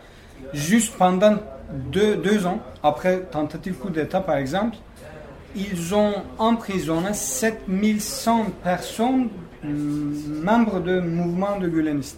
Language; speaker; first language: French; non-native, fluent; Kurdish